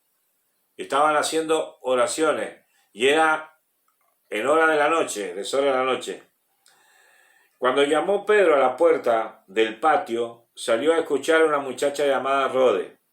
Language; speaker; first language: Spanish; native; Spanish